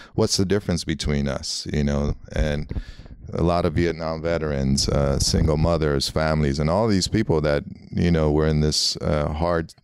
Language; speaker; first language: English; early bilingual, other home language; Armenian